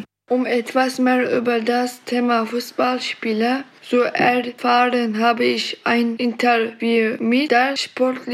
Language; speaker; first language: German; non-native, learner; Turkish